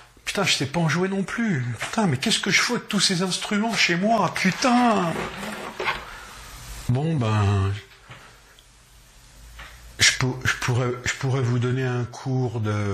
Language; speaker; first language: French; native; French